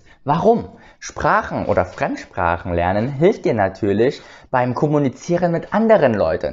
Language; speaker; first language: German; early bilingual, other home language; Vietnamese